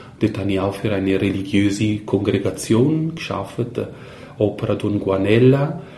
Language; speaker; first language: German; non-native, local second language; Italian